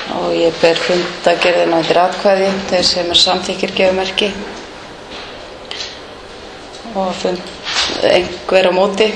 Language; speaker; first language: Icelandic; native; Icelandic